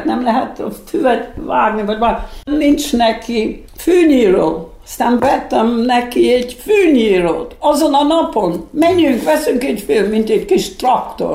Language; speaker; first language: Hungarian; early bilingual, heritage; Hungarian